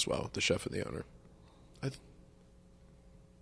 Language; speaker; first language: English; native; English